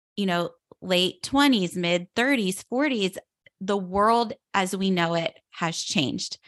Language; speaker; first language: English; native; English